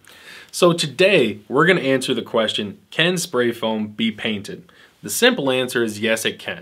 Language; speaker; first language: English; native; English